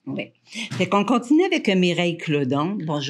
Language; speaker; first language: French; native; French